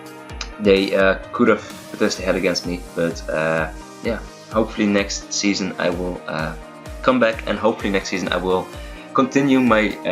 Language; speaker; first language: English; non-native, fluent; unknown